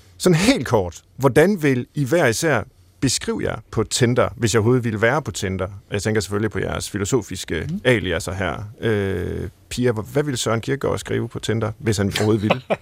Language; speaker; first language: Danish; native; Danish